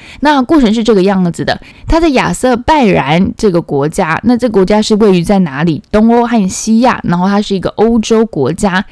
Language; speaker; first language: Chinese; non-native, fluent; Korean